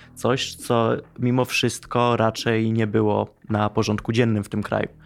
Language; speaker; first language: Polish; native; Polish